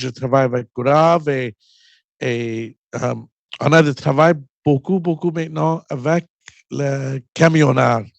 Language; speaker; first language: French; non-native, learner; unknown